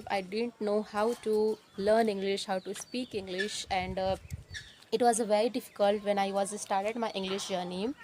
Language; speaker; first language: English; non-native, learner; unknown